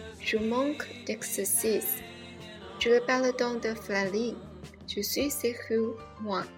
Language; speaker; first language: French; non-native, learner; Chinese